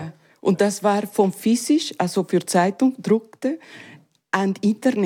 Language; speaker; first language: German; non-native, learner; Spanish